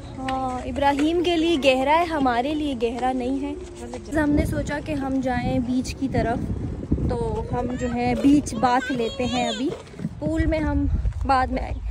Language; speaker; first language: Urdu; native; Urdu